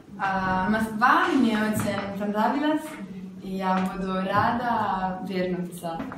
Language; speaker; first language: Italian; native; Italian